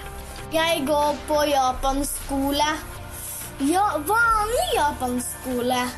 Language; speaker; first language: Norwegian; early bilingual, heritage; Japanese